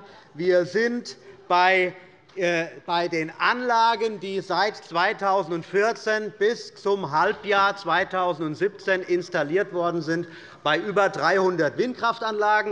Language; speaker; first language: German; native; German